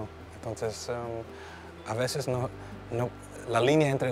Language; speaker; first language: Spanish; early bilingual, heritage; English